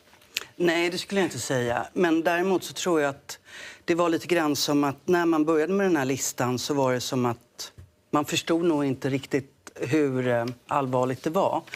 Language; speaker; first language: Swedish; native; Swedish